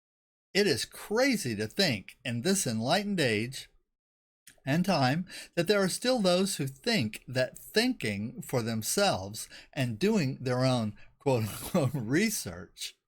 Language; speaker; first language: English; native; English